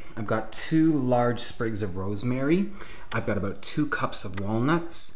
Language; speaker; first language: English; native; English